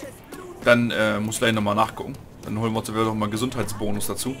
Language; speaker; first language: German; native; German